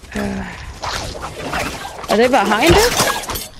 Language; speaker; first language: English; native; English